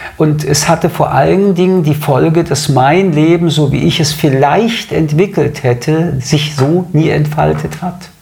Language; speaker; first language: German; early bilingual, other home language; French